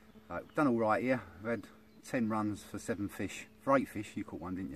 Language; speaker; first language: English; native; English